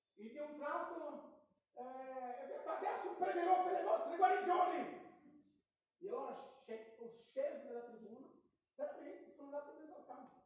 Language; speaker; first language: Italian; non-native, fluent; Portuguese